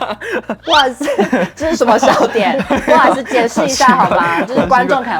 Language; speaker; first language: Chinese; native; Chinese